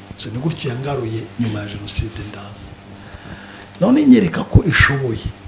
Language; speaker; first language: Kinyarwanda; native; Kinyarwanda